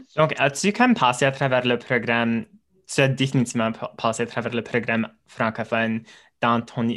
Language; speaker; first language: French; native; French